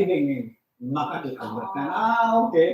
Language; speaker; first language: English; non-native, learner; Japanese